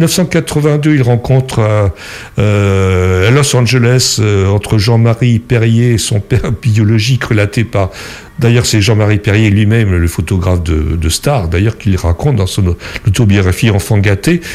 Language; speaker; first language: French; native; French